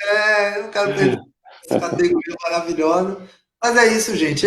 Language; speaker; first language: Portuguese; native; Portuguese